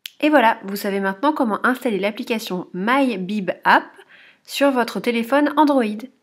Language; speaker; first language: French; native; French